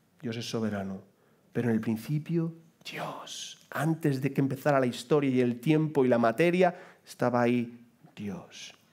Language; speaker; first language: Spanish; native; Spanish